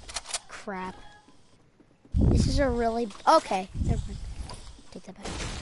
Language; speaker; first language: English; native; English